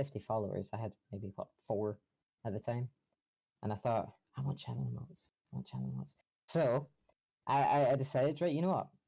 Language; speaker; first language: English; native; English